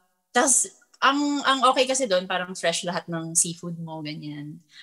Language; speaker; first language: Filipino; native; Filipino